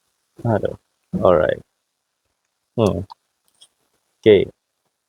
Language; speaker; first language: English; non-native, fluent; Indonesian